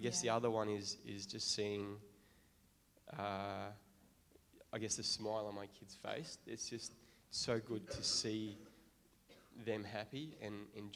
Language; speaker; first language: English; native; English